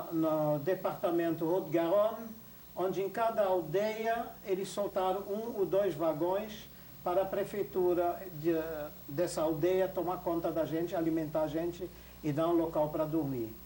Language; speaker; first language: Portuguese; non-native, fluent; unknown